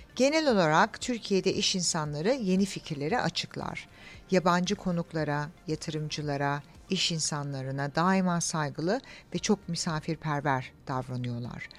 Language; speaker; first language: Turkish; early bilingual, heritage; Turkish